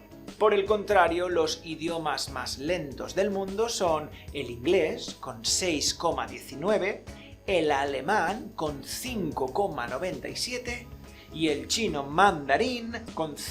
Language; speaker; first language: Spanish; native; Spanish